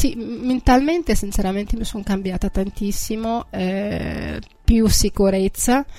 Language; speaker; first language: Italian; non-native, fluent; Arabic